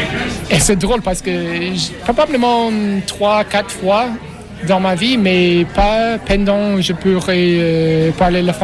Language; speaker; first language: French; non-native, fluent; English